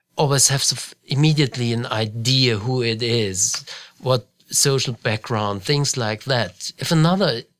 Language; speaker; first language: English; non-native, fluent; German